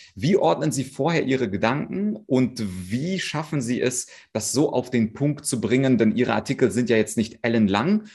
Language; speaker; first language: German; early bilingual, other home language; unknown